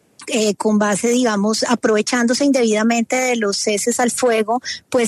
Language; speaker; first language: Spanish; native; Spanish